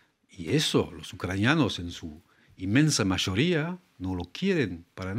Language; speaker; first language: Spanish; non-native, fluent; French